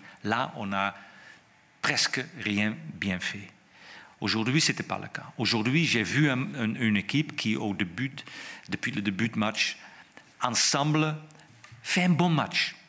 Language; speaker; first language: French; non-native, fluent; Dutch